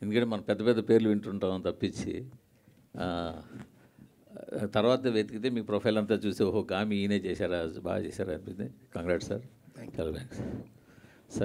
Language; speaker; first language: Telugu; native; Telugu